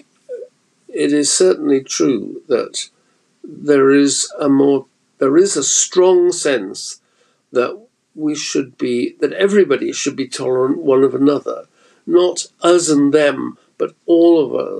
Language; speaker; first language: English; native; English